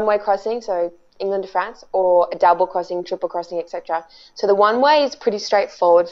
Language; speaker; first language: English; native; English